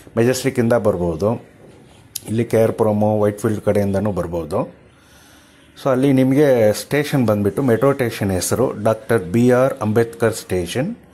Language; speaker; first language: Kannada; non-native, local second language; Tamil